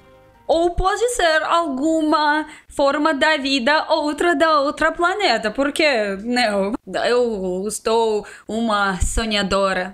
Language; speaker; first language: Portuguese; non-native, learner; Russian